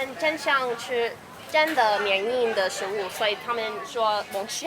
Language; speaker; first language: Chinese; non-native, learner; English